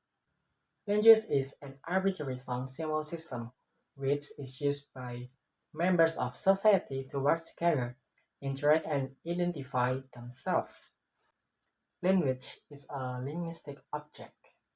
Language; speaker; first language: English; non-native, learner; Indonesian